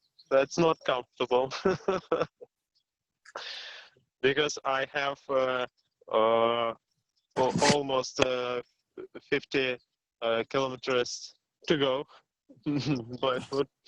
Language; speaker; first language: English; non-native, learner; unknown